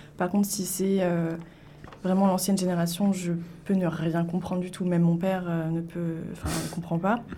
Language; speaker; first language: French; native; French